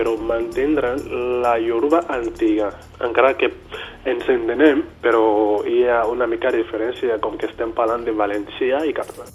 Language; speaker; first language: Catalan; non-native, fluent; Yoruba